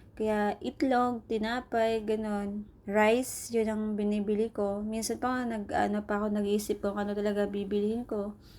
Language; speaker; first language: Filipino; native; Filipino